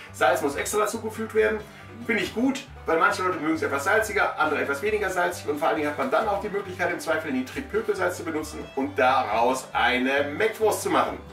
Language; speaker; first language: German; native; German